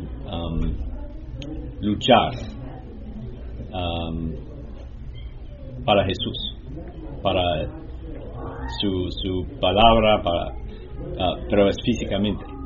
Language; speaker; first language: Spanish; non-native, learner; English